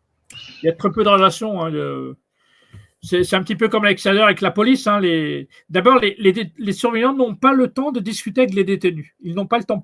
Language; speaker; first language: French; native; French